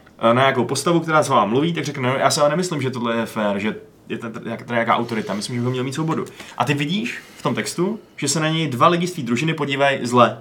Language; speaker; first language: Czech; native; Czech